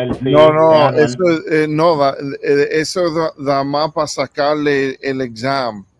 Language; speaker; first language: Spanish; early bilingual, heritage; English